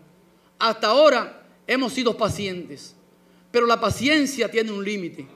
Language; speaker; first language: Spanish; native; Spanish